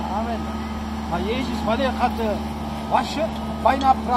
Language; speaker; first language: Dutch; non-native, learner; Turkish